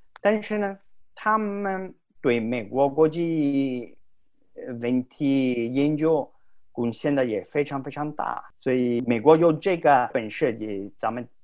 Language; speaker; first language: Chinese; non-native, fluent; Italian